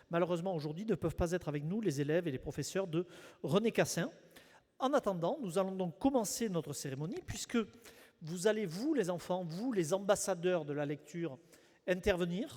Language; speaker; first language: French; native; French